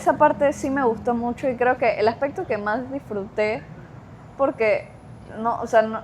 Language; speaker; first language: Spanish; native; Spanish